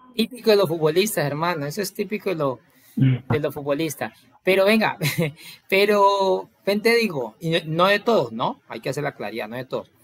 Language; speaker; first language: Spanish; native; Spanish